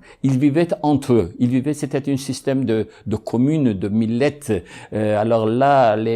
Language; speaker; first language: French; non-native, local second language; Ladino